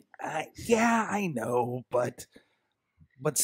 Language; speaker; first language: English; native; English